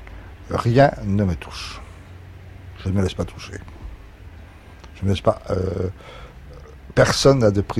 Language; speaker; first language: French; native; French